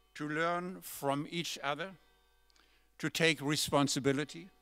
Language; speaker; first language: English; non-native, fluent; German